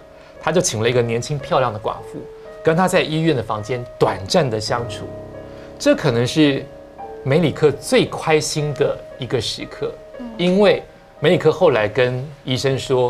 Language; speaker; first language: Chinese; native; Chinese